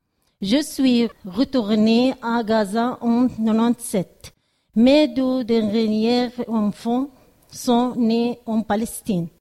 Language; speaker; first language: French; non-native, learner; Arabic